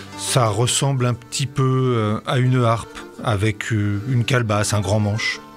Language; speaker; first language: French; native; French